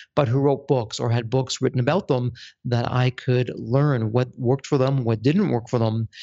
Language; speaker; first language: English; native; English